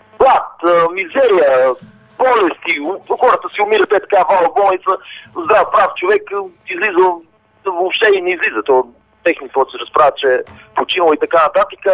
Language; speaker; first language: Bulgarian; non-native, local second language; Romany